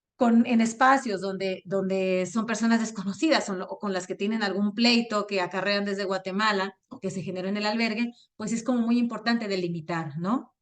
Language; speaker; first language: Spanish; native; Spanish